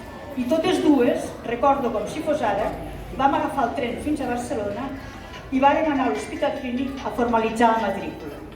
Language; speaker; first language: Catalan; native; Catalan